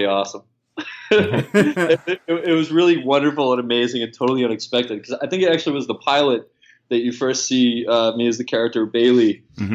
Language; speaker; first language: English; native; English